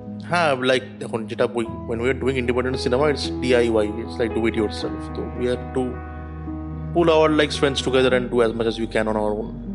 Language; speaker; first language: English; non-native, local second language; Bangla